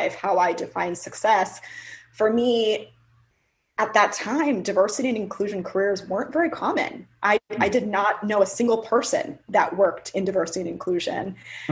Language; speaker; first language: English; native; English